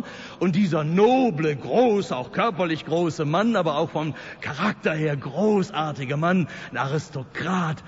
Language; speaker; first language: German; native; German